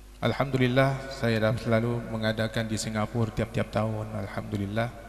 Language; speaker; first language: Malay; native; Malay